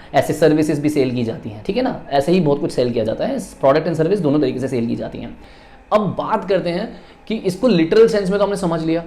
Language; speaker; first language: Hindi; native; Hindi